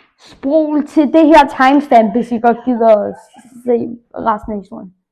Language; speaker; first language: Danish; early bilingual, other home language; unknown